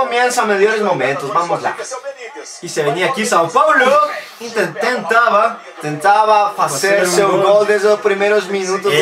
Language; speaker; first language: Portuguese; non-native, learner; Spanish